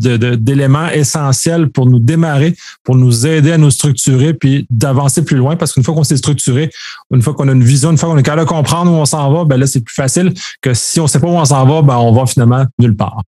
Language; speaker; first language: French; native; French